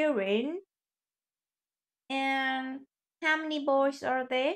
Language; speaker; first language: English; non-native, fluent; Vietnamese